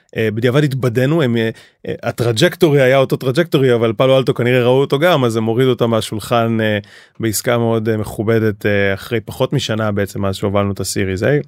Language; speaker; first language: Hebrew; native; Hebrew